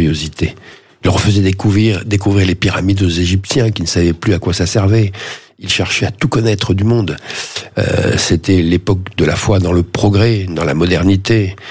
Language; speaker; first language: French; native; French